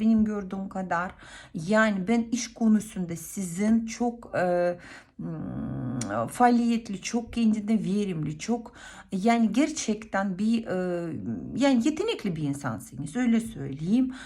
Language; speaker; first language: Turkish; non-native, fluent; Russian